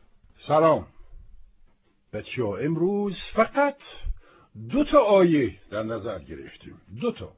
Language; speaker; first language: Persian; non-native, fluent; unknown